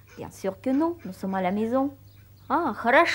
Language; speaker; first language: French; non-native, fluent; Russian